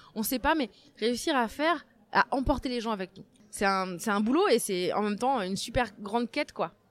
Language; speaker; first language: French; native; French